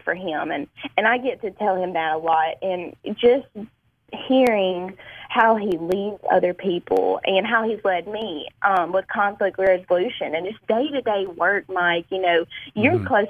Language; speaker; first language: English; native; English